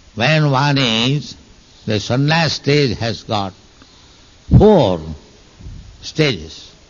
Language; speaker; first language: English; non-native, local second language; Bangla